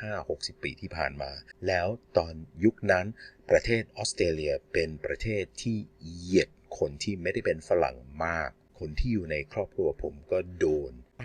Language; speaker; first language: Thai; non-native, fluent; English